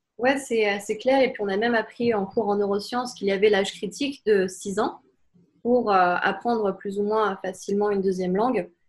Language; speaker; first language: French; native; French